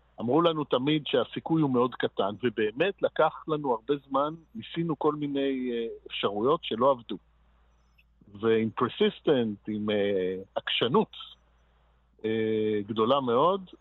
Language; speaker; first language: Hebrew; native; Hebrew